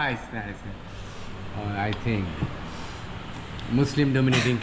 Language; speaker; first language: English; non-native, learner; Bangla